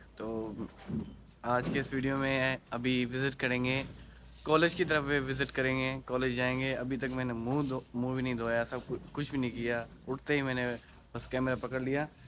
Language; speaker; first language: Urdu; non-native, local second language; Sindhi